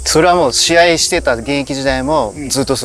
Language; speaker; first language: Japanese; native; Japanese